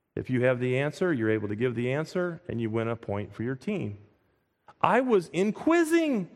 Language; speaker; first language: English; native; English